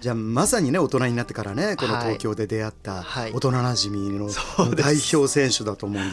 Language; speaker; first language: Japanese; native; Japanese